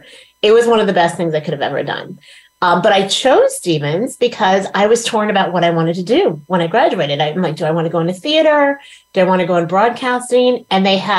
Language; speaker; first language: English; native; English